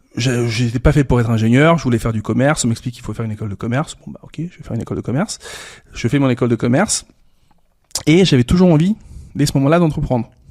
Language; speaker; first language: French; early bilingual, other home language; Serbian